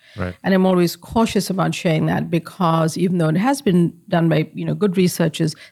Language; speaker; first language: English; native; English